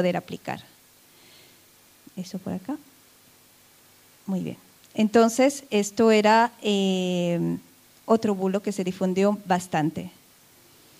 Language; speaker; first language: Spanish; native; Spanish